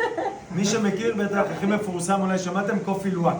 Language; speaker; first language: Hebrew; native; Hebrew